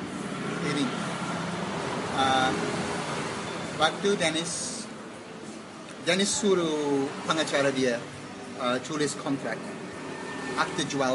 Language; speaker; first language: Indonesian; non-native, learner; English